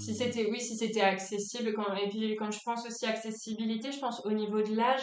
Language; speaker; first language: French; native; French